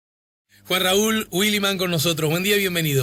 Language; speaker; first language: Spanish; native; Spanish